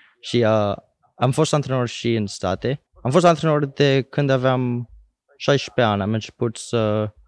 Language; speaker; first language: Romanian; early bilingual, heritage; Romanian